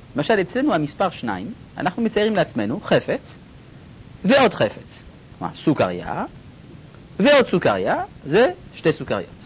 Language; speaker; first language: Hebrew; non-native, fluent; French